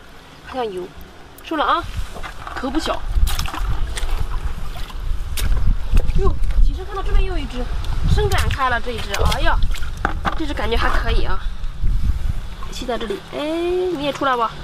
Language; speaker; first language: Chinese; native; Chinese